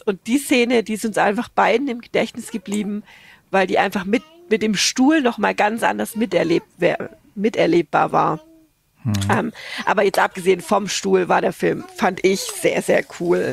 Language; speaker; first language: German; native; German